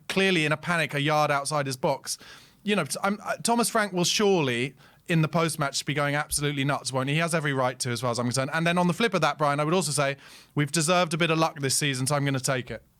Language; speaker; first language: English; native; English